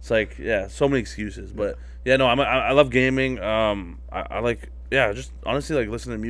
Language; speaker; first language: English; native; English